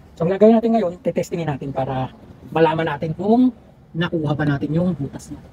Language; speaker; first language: Filipino; native; Filipino